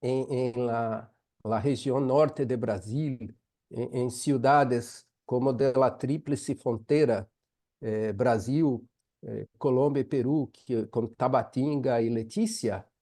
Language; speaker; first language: Spanish; non-native, fluent; Portuguese